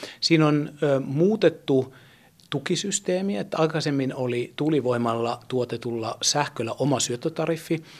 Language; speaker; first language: Finnish; early bilingual, heritage; German